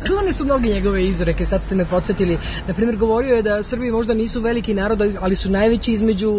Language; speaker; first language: Serbian; native; Serbian